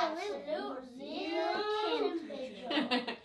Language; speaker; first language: English; native; English